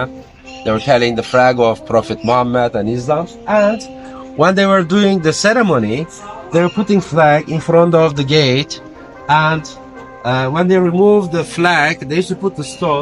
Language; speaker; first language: English; non-native, fluent; Turkish